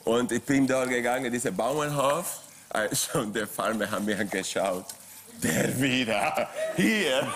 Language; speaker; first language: German; non-native, fluent; Spanish